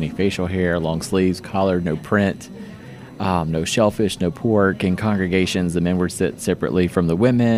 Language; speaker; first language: English; native; English